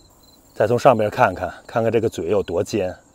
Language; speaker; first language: Chinese; native; Chinese